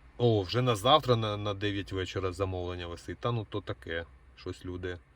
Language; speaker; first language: Ukrainian; non-native, local second language; Russian